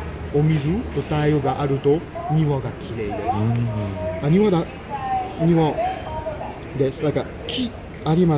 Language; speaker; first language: Japanese; non-native, fluent; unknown